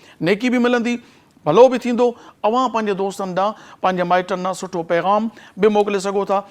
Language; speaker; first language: Sindhi; native; Sindhi